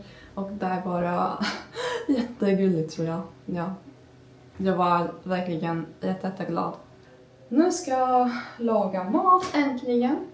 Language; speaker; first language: Swedish; non-native, learner; Turkish